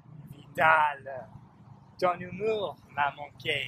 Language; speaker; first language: French; non-native, learner; English